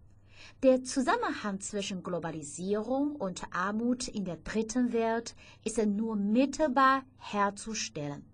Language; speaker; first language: German; non-native, fluent; Chinese